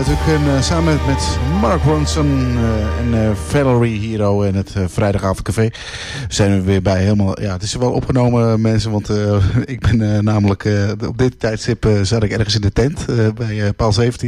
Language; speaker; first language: Dutch; native; Dutch